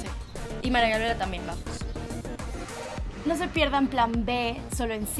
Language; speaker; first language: Spanish; native; Spanish